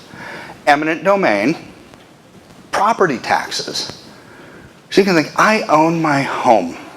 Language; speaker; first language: English; native; English